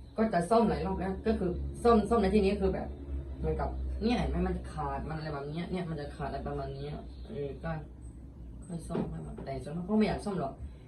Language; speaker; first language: Thai; native; Thai